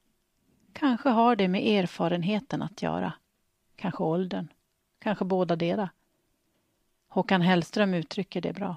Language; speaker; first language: Swedish; native; Swedish